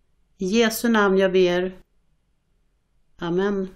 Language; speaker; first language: Swedish; native; Swedish